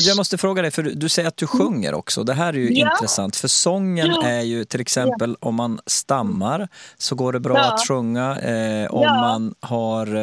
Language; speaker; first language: Swedish; native; Swedish